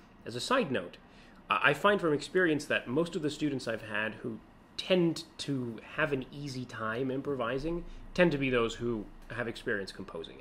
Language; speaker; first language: English; native; English